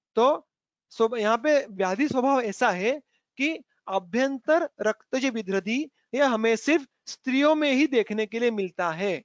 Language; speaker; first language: Hindi; non-native, local second language; Marathi